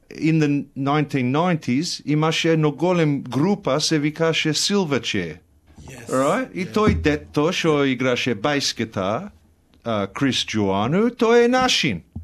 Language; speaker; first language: Macedonian; early bilingual, heritage; Macedonian